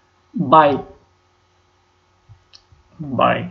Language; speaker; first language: German; non-native, learner; Ukrainian